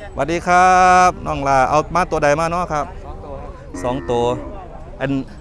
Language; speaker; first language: Thai; native; Thai